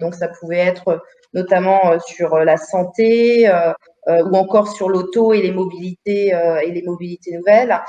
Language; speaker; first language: French; native; French